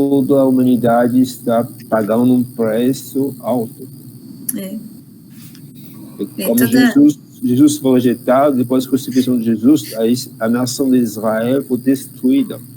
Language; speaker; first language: Portuguese; non-native, learner; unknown